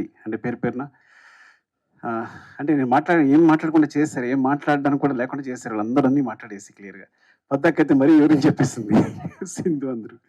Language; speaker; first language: Telugu; native; Telugu